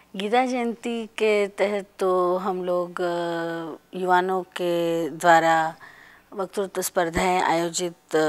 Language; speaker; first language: Hindi; non-native, local second language; Marathi